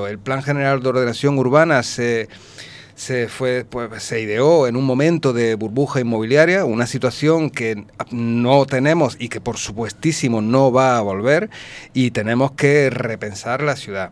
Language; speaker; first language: Spanish; native; Spanish